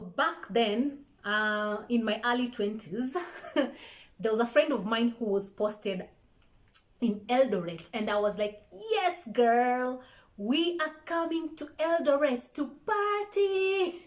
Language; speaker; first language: English; non-native, local second language; Swahili